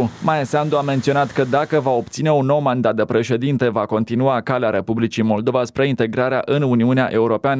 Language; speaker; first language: Romanian; native; Romanian